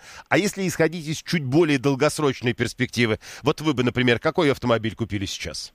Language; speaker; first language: Russian; native; Russian